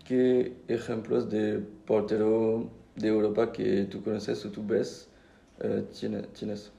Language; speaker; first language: Spanish; non-native, fluent; French